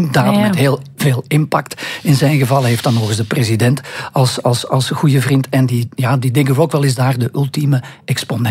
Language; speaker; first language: Dutch; native; Dutch